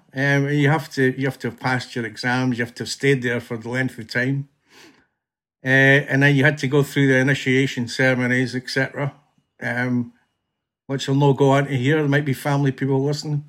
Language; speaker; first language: English; native; English